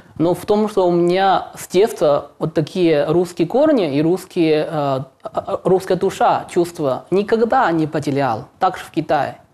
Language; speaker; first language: Russian; non-native, learner; Chinese